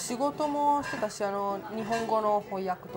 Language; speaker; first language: Japanese; non-native, fluent; Italian